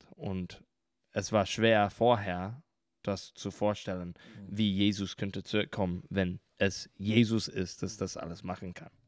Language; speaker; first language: German; non-native, learner; English